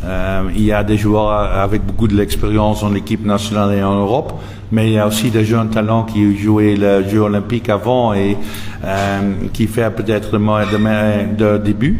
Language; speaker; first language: French; non-native, local second language; Dutch